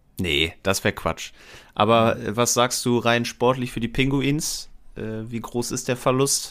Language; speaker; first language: German; native; German